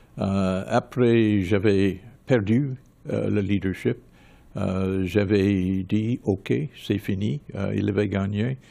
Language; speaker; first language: French; non-native, fluent; English